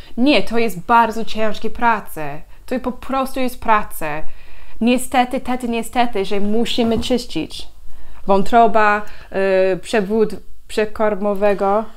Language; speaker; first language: Polish; non-native, learner; English